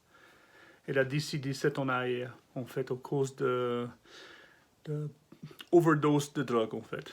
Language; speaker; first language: French; non-native, learner; English